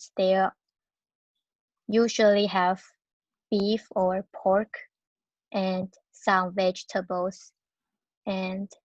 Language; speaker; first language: English; non-native, learner; Chinese